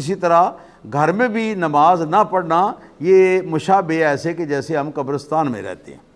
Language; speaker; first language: Urdu; non-native, local second language; Punjabi